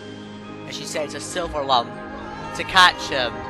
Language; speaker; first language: English; native; English